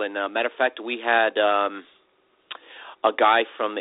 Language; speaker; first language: English; native; English